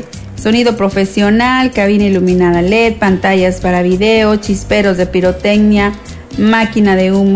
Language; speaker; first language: Spanish; native; Spanish